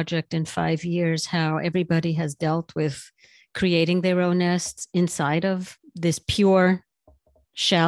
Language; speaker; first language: English; native; English